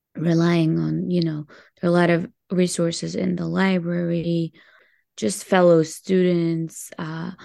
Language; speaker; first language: English; early bilingual, other home language; Hebrew